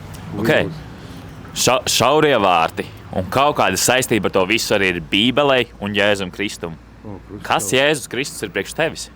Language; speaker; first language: Latvian; native; Latvian